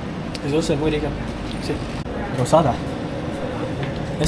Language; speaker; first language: Spanish; non-native, learner; English